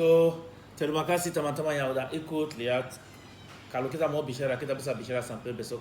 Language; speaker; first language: Indonesian; non-native, fluent; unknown